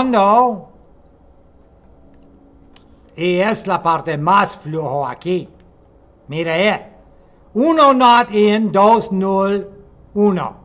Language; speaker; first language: Spanish; non-native, fluent; English